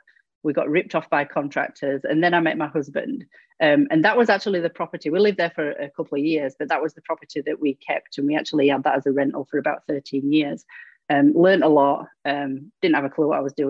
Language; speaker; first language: English; native; English